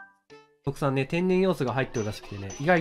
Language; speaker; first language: Japanese; native; Japanese